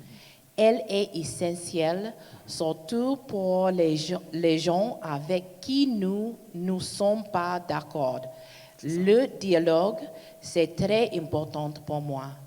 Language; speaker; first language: French; non-native, learner; English